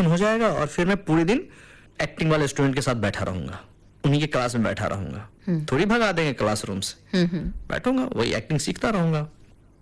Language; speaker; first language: Hindi; non-native, local second language; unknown